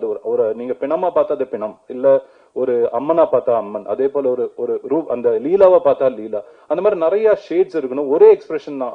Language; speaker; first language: Tamil; native; Tamil